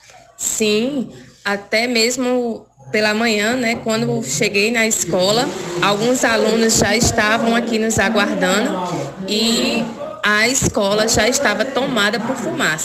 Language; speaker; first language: Portuguese; native; Portuguese